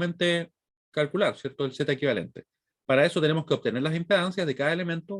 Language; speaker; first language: Spanish; native; Spanish